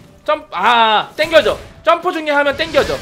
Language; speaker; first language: Korean; native; Korean